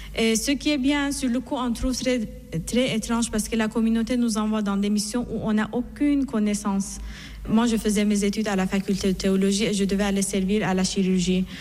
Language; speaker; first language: French; non-native, fluent; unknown